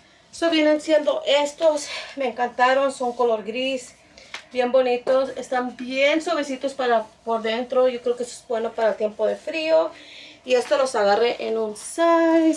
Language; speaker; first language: Spanish; early bilingual, heritage; Spanish